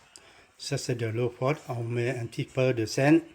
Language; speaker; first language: French; non-native, fluent; Vietnamese